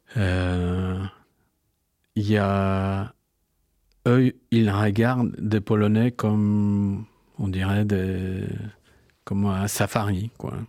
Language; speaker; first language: French; non-native, fluent; Polish